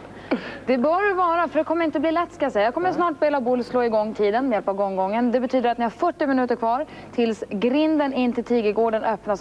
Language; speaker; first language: Swedish; native; Swedish